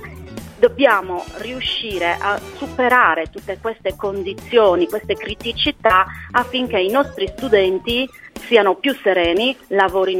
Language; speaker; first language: Italian; native; Italian